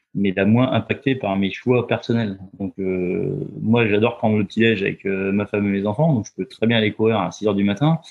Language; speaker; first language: French; native; French